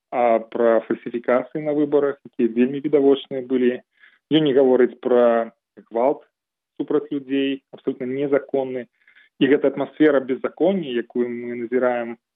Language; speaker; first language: Belarusian; non-native, local second language; Russian